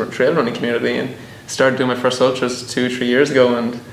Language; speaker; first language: English; native; English